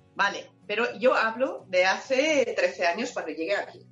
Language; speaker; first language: Spanish; non-native, fluent; German